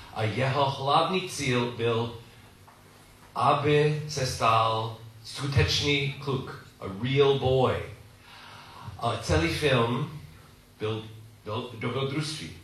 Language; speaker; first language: Czech; non-native, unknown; English